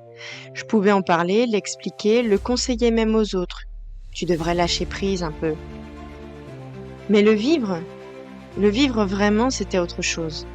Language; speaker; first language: French; native; French